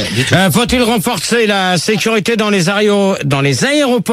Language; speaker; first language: French; native; French